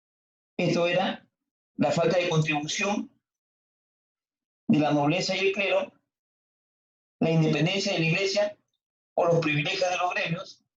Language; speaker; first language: Spanish; native; Spanish